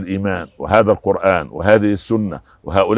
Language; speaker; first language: Arabic; native; Arabic